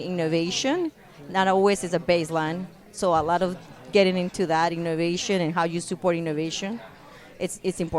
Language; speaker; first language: English; non-native, fluent; Spanish